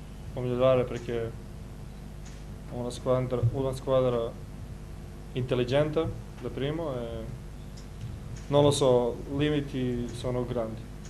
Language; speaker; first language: Italian; non-native, learner; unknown